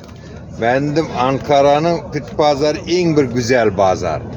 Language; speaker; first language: Turkish; non-native, learner; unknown